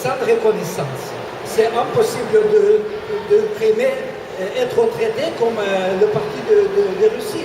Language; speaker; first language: French; non-native, fluent; Russian